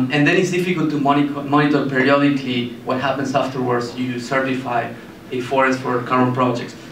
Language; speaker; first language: English; non-native, fluent; Spanish